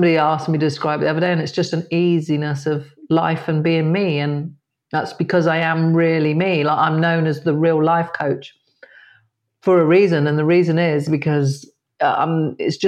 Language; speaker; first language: English; native; English